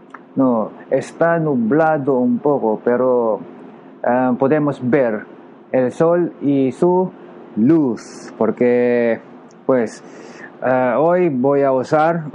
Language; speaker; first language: Spanish; non-native, learner; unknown